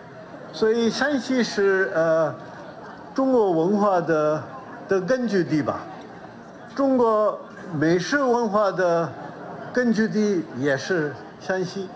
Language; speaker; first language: Chinese; non-native, fluent; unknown